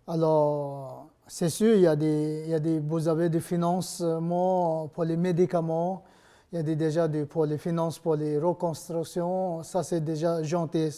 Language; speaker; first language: French; non-native, learner; Nepali